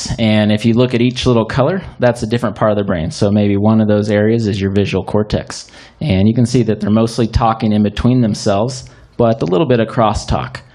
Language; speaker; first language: English; native; English